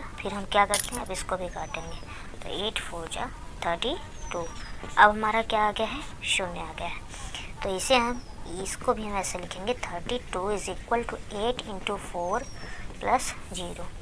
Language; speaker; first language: Hindi; native; Hindi